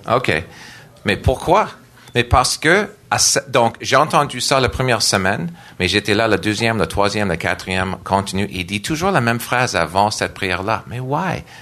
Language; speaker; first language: French; non-native, local second language; English